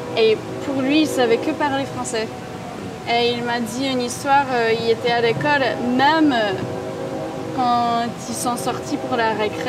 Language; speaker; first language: French; non-native, local second language; English